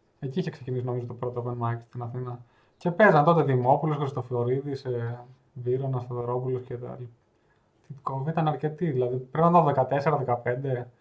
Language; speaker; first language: Greek; native; Greek